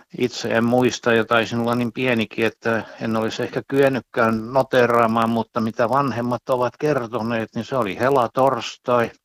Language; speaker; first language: Finnish; native; Finnish